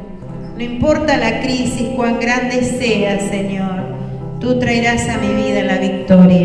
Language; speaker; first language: Spanish; native; Spanish